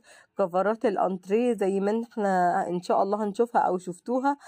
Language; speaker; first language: Arabic; native; Arabic